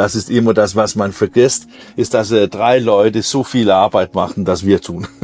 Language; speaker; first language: German; non-native, learner; Danish